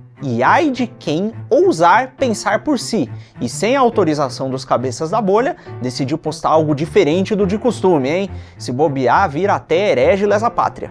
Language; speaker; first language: Portuguese; native; Portuguese